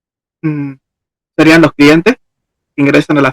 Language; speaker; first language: Spanish; native; Spanish